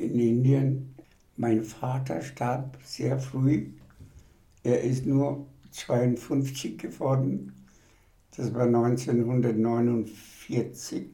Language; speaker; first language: German; non-native, fluent; Bangla